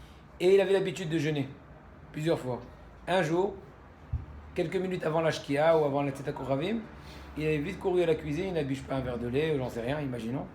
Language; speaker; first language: French; native; French